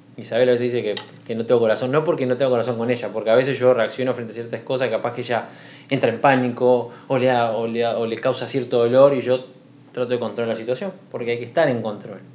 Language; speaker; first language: Spanish; native; Spanish